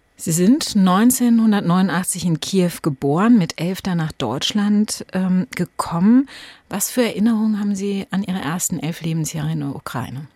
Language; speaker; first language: German; native; German